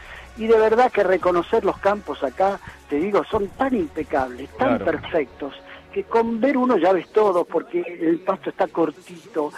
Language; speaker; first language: Spanish; native; Spanish